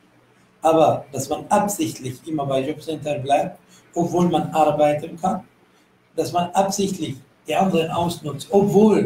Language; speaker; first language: German; non-native, fluent; Arabic